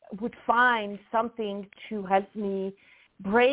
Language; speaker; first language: English; non-native, fluent; French